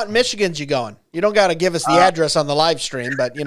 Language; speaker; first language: English; native; English